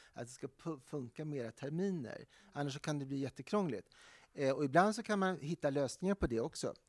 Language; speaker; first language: Swedish; native; Swedish